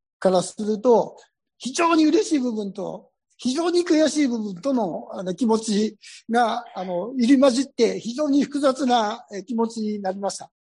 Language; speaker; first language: Japanese; native; Japanese